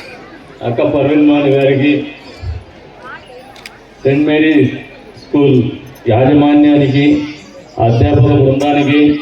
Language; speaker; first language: Telugu; native; Telugu